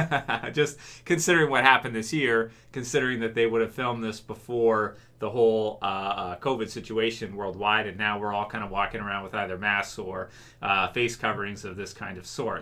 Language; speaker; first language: English; native; English